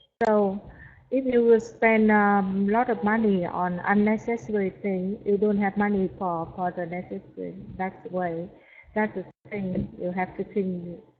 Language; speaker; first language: English; non-native, learner; Vietnamese